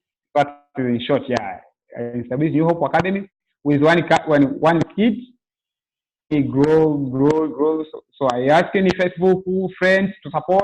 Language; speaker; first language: English; non-native, local second language; Swahili